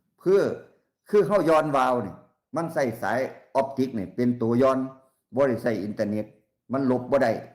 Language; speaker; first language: Thai; non-native, local second language; Lao